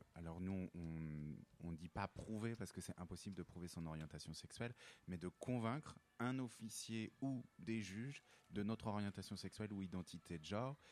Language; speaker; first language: French; native; French